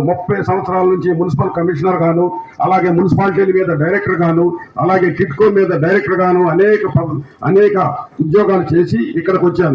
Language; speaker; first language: Telugu; native; Telugu